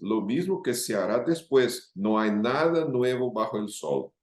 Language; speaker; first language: Spanish; non-native, fluent; Portuguese